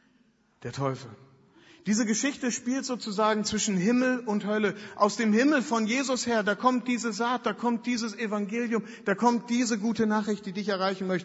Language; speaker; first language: German; native; German